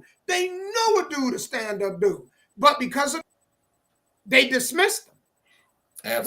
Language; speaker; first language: English; native; English